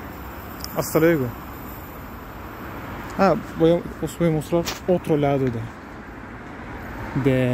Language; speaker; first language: Spanish; non-native, learner; Turkish